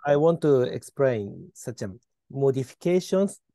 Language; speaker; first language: English; non-native, learner; Japanese